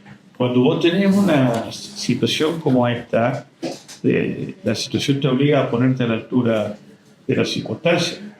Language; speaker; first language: Spanish; native; Spanish